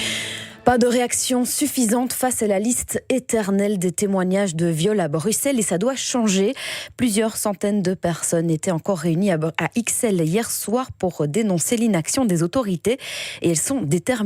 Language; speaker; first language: French; native; French